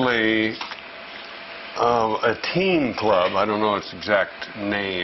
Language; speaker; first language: English; native; English